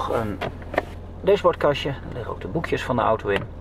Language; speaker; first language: Dutch; native; Dutch